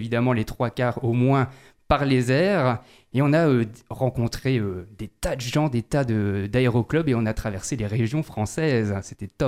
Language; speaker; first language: French; native; French